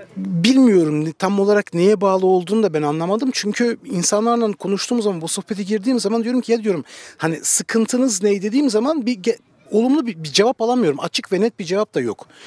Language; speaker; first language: Turkish; early bilingual, heritage; Turkish